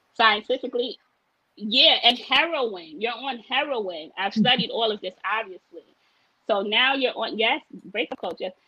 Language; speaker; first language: English; native; English